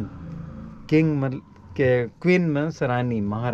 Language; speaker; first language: English; non-native, learner; Hindi